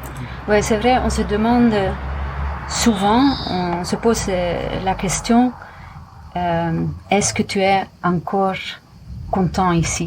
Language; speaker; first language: French; non-native, fluent; Dutch